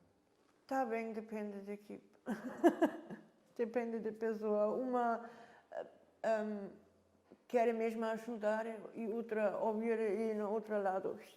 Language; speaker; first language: Portuguese; non-native, learner; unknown